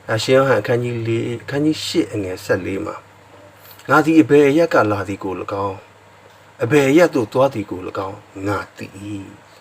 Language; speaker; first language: Burmese; non-native, local second language; S'gaw Karen